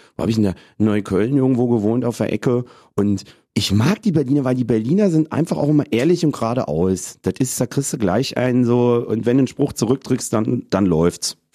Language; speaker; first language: German; native; German